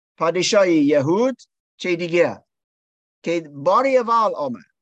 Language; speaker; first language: Persian; non-native, learner; English